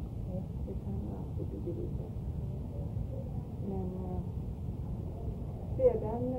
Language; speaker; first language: Swedish; early bilingual, heritage; Swedish